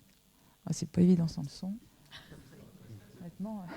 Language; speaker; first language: French; native; French